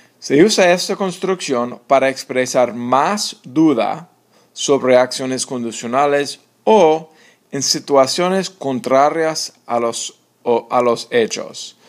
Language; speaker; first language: Spanish; non-native, fluent; English